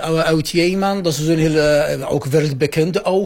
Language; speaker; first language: Dutch; non-native, fluent; Arabic